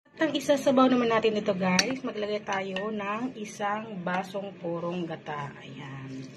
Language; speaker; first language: Filipino; non-native, local second language; Cebuano